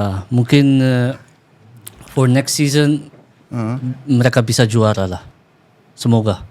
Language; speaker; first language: Indonesian; early bilingual, heritage; Dutch